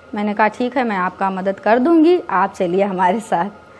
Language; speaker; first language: Hindi; native; Hindi